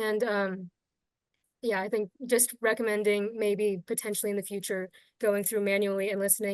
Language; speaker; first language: English; native; English